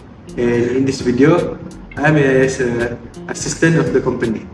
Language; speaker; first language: English; non-native, learner; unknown